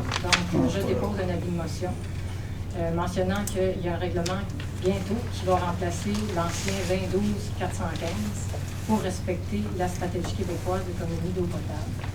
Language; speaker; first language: French; native; French